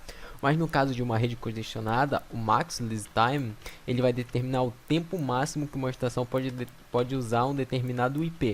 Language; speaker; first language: Portuguese; native; Portuguese